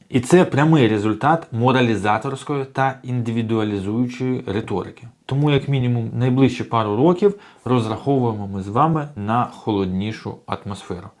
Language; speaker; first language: Ukrainian; native; Ukrainian